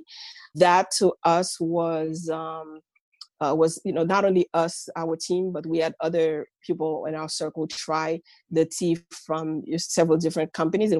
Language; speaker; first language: English; non-native, fluent; Haitian Creole